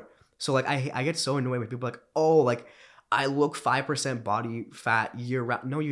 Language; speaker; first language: English; early bilingual, other home language; Romanian